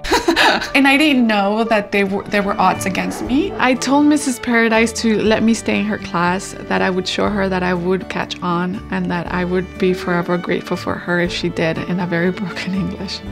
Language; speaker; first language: English; early bilingual, other home language; Spanish